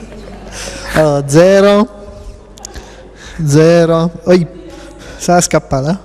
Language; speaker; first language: Italian; native; Italian